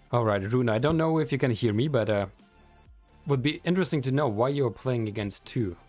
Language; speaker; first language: English; non-native, fluent; German